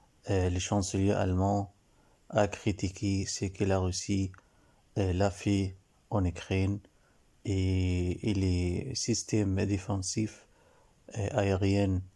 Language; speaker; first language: French; non-native, learner; Arabic